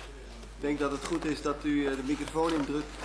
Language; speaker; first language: Dutch; native; Dutch